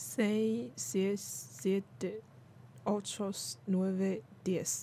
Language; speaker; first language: Spanish; non-native, learner; Chinese